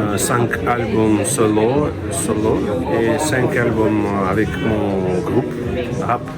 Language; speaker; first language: French; non-native, learner; Russian